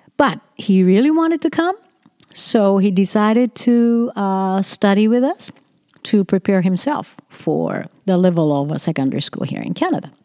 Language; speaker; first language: English; non-native, fluent; Japanese